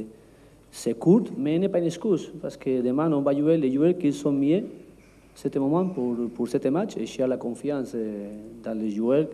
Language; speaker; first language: French; non-native, learner; Spanish